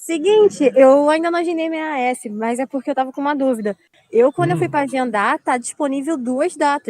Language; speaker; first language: Portuguese; native; Portuguese